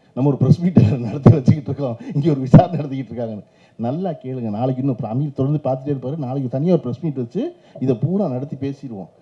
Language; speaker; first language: Tamil; native; Tamil